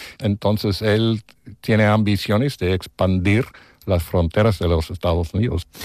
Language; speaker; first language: Spanish; non-native, fluent; English